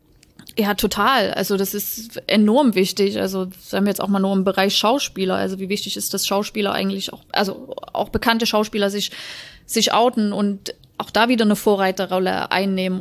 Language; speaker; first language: German; native; German